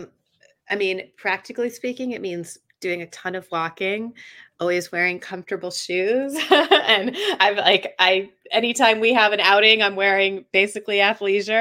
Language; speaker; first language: English; native; English